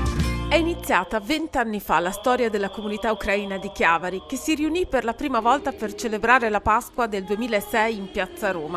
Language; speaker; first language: Italian; native; Italian